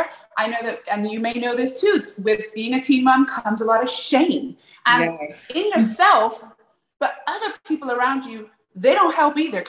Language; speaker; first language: English; native; English